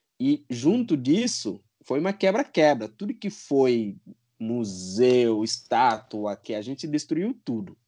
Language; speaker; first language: Portuguese; non-native, local second language; Upper Guinea Crioulo